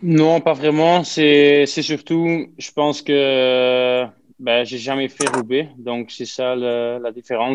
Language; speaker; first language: French; non-native, fluent; Dutch